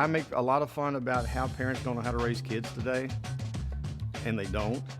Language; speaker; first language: English; native; English